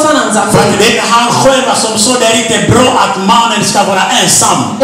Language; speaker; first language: Swedish; non-native, learner; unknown